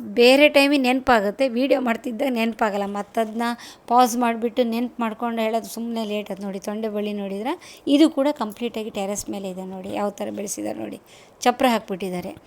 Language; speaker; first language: Kannada; native; Kannada